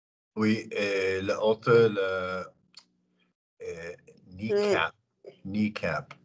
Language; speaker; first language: French; non-native, learner; English